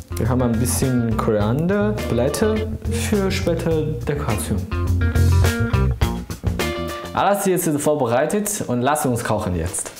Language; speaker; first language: German; non-native, fluent; Chinese